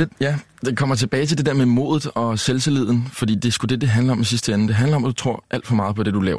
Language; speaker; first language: Danish; native; Danish